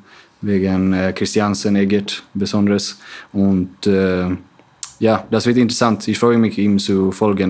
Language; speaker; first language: German; non-native, fluent; Swedish